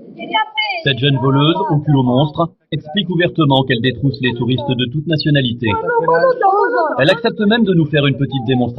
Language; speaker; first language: French; native; French